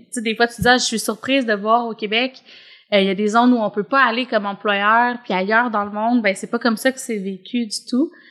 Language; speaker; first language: French; native; French